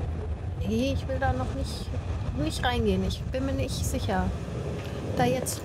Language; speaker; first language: German; native; German